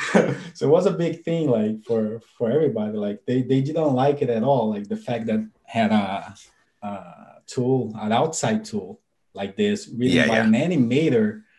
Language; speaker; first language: English; non-native, fluent; Portuguese